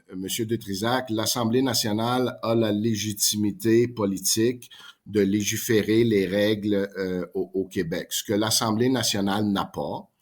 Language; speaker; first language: French; non-native, local second language; English